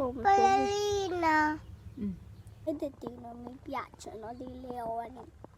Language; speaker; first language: Italian; early bilingual, other home language; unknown